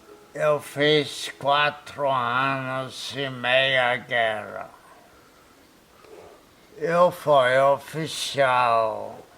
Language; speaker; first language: Portuguese; non-native, fluent; Polish